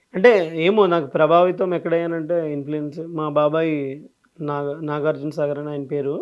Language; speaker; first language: Telugu; native; Telugu